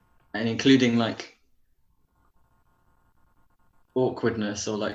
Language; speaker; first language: English; native; English